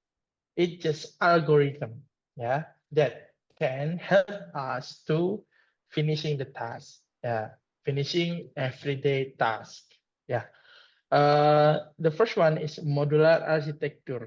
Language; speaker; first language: English; non-native, learner; Indonesian